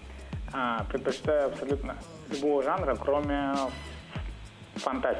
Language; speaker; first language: Russian; native; Russian